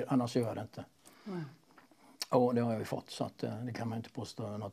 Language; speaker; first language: Swedish; native; Swedish